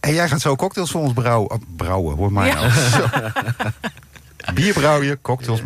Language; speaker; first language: Dutch; native; Dutch